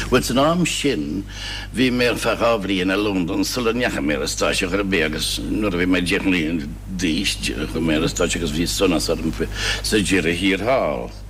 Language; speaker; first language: Irish; non-native, fluent; English